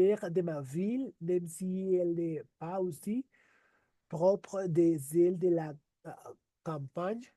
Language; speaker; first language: French; non-native, learner; Spanish